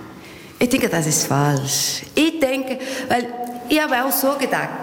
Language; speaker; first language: German; non-native, learner; Portuguese